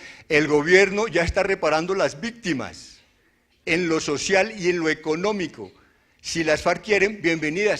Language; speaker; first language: Spanish; native; Spanish